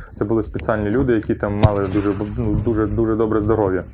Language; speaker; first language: Ukrainian; non-native, local second language; Russian